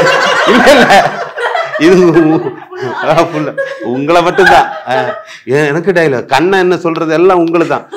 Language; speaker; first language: Tamil; non-native, learner; Malayalam